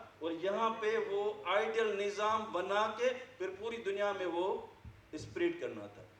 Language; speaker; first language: Urdu; non-native, local second language; Sindhi